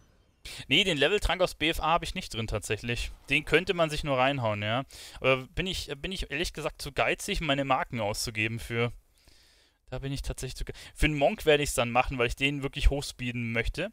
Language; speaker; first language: German; native; German